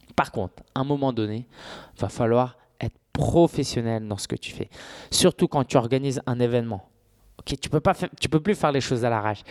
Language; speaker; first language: French; native; French